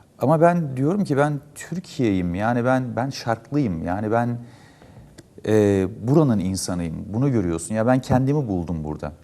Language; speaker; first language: Turkish; early bilingual, heritage; Turkish